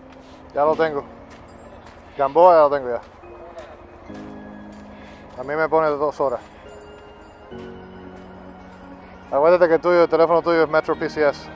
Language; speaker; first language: Spanish; early bilingual, heritage; Spanish